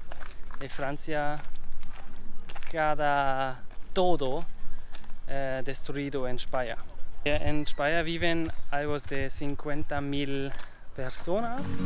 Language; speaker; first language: Spanish; non-native, learner; German